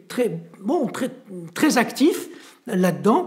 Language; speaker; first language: French; native; French